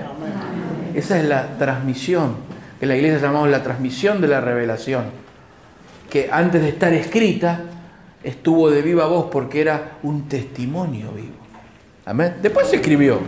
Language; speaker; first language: Spanish; native; Spanish